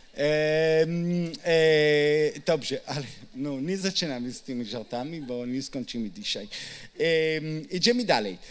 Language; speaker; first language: Polish; non-native, learner; Hebrew